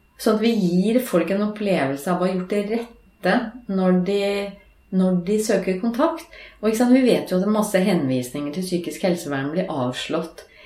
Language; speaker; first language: Norwegian; native; Norwegian